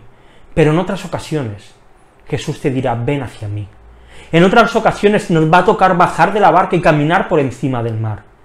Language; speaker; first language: Spanish; native; Spanish